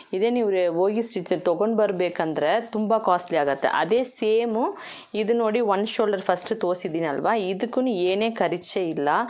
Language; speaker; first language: Kannada; non-native, local second language; Tamil